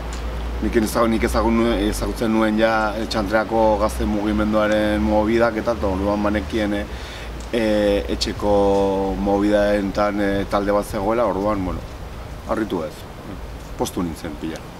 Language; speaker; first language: Basque; non-native, local second language; Spanish